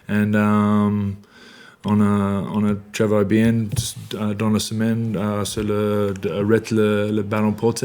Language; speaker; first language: French; non-native, learner; English